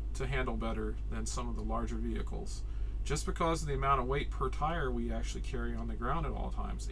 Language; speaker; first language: English; native; English